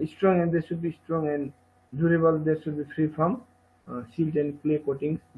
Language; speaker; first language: English; non-native, local second language; Nepali